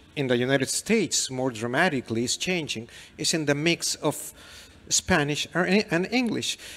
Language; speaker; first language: English; non-native, fluent; Spanish